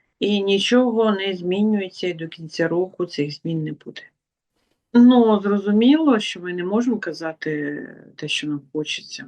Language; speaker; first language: Ukrainian; non-native, local second language; Russian